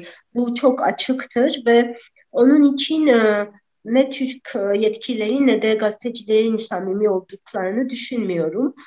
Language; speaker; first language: Turkish; non-native, fluent; Armenian